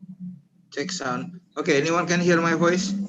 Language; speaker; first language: English; non-native, fluent; Indonesian